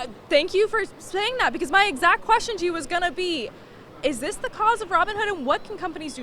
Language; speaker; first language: English; native; English